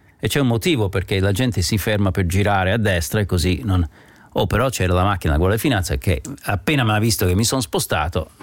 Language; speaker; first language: Italian; non-native, fluent; English